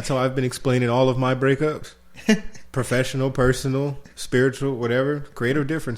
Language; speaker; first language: English; native; English